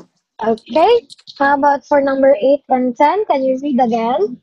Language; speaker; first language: English; non-native, fluent; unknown